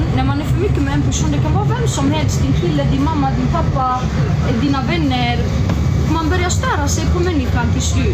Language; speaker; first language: Swedish; early bilingual, other home language; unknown